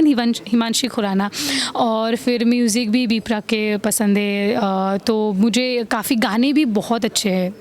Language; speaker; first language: Hindi; non-native, local second language; Assamese